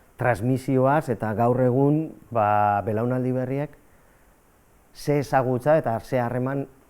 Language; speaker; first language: Basque; native; Basque